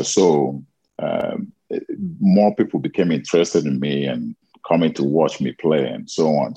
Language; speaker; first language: English; non-native, local second language; Igbo